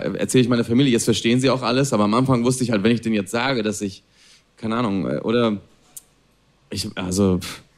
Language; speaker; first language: German; non-native, fluent; Spanish